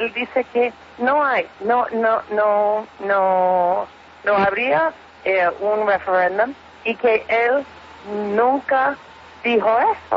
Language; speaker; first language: Spanish; non-native, fluent; English